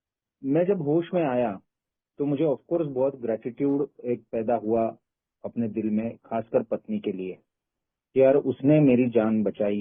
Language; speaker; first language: Hindi; native; Hindi